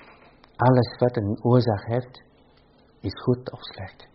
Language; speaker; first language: Dutch; non-native, fluent; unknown